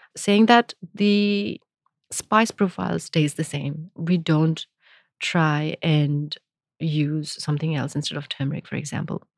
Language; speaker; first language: English; non-native, local second language; Gujarati